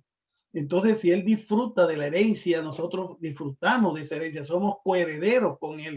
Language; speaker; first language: Spanish; native; Spanish